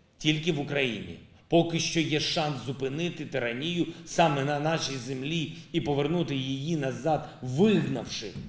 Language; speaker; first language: Ukrainian; non-native, local second language; Russian